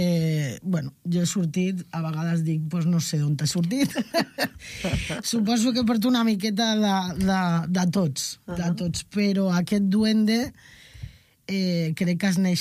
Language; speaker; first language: Catalan; native; Catalan